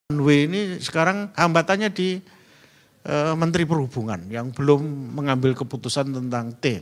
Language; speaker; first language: Indonesian; native; Indonesian